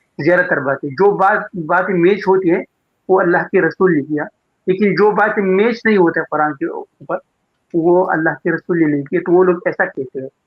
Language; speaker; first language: Urdu; non-native, local second language; Pashto